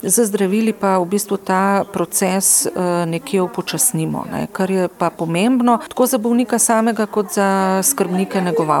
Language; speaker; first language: Slovenian; native; Slovenian